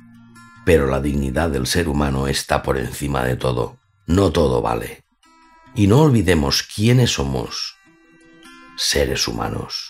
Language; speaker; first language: Spanish; native; Spanish